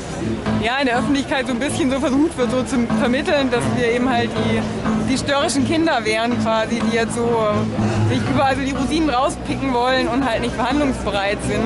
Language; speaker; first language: German; native; German